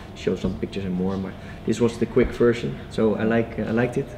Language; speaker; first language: English; non-native, fluent; Dutch